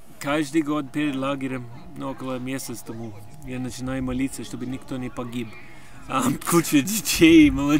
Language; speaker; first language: Russian; non-native, fluent; English